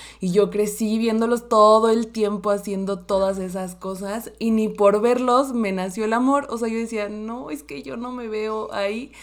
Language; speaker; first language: Spanish; native; Spanish